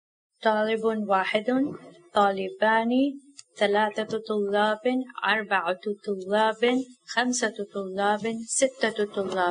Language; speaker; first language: Arabic; non-native, learner; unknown